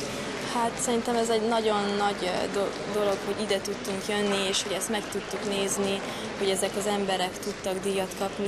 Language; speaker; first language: Hungarian; early bilingual, heritage; English